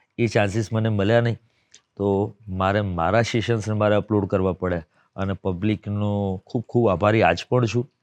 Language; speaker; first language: Gujarati; native; Gujarati